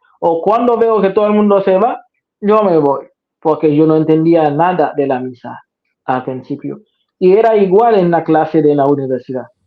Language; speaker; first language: Spanish; non-native, fluent; Haitian Creole